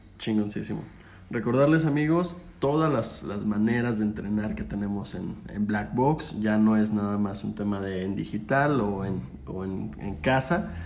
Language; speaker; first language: Spanish; native; Spanish